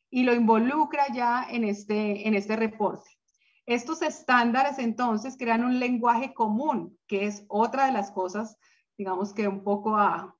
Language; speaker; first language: Spanish; native; Spanish